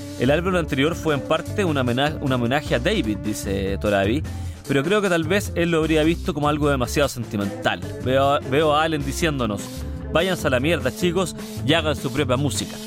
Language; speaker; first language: Spanish; native; Spanish